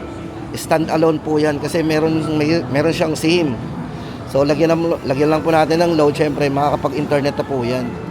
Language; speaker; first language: Filipino; native; Filipino